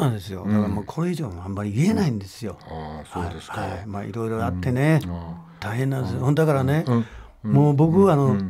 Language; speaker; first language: Japanese; native; Japanese